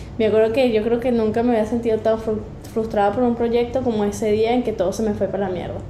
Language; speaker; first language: Spanish; early bilingual, heritage; Spanish